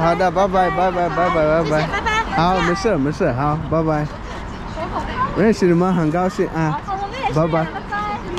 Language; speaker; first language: Chinese; non-native, learner; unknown